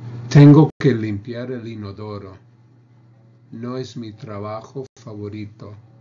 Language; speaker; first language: Spanish; non-native, fluent; English